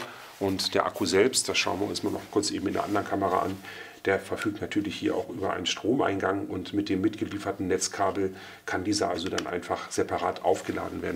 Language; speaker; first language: German; native; German